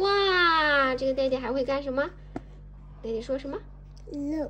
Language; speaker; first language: Chinese; native; Chinese